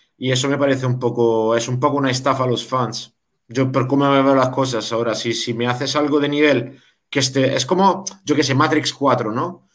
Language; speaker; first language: Spanish; non-native, fluent; Italian